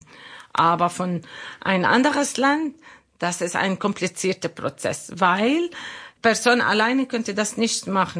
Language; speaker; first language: German; non-native, learner; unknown